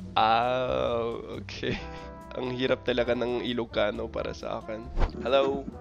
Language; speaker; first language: Filipino; non-native, fluent; English